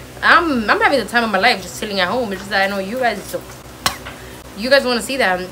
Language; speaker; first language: English; early bilingual, other home language; Spanish